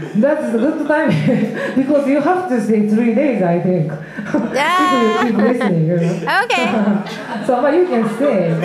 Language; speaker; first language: English; non-native, learner; Japanese